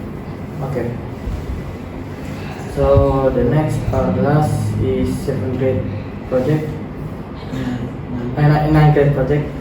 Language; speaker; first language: English; non-native, learner; Indonesian